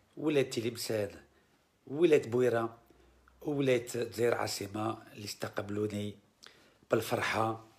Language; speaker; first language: Arabic; early bilingual, heritage; Arabic